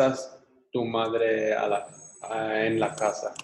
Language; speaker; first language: Spanish; non-native, learner; English